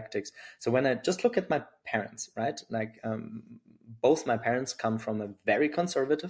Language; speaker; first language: English; non-native, fluent; German